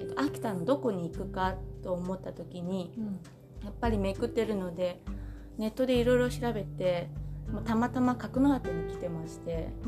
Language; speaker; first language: Japanese; non-native, fluent; Chinese